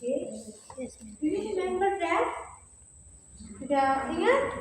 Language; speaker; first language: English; non-native, learner; Indonesian